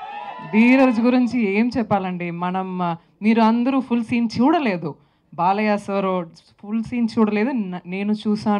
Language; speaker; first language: Telugu; non-native, local second language; Tamil